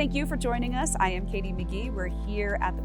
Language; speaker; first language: English; native; English